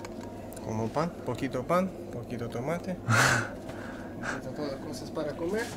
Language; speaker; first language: Spanish; non-native, learner; Russian